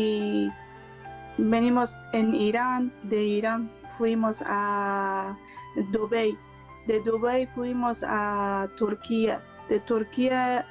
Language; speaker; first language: Spanish; non-native, learner; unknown